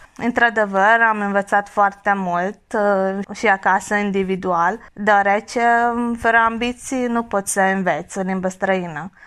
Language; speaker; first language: Romanian; non-native, fluent; Hungarian